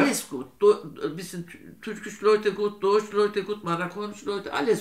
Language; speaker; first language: German; non-native, learner; Turkish